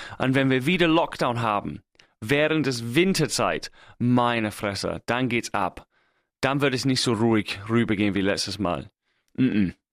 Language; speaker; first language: German; non-native, fluent; English